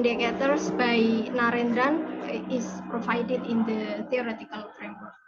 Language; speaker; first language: English; non-native, fluent; Indonesian